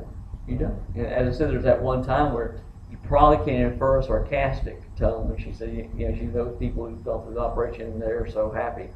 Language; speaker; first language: English; native; English